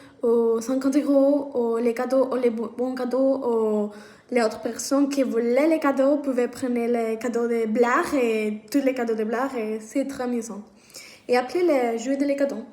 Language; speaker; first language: French; non-native, learner; Spanish